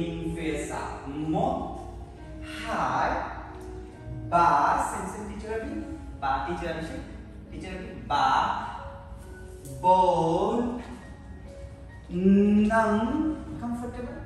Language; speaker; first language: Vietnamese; non-native, learner; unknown